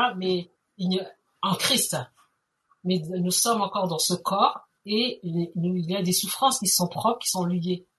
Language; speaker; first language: French; native; French